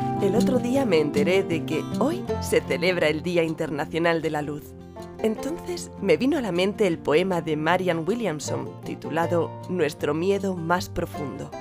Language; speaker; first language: Spanish; native; Spanish